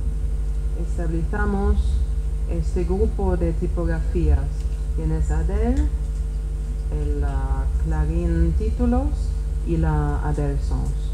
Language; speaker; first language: Spanish; non-native, fluent; Czech